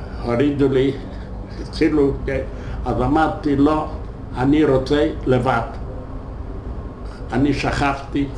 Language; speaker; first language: Hebrew; non-native, fluent; Yiddish